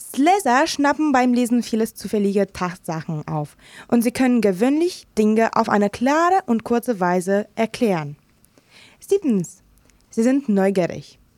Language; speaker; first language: German; non-native, fluent; Romanian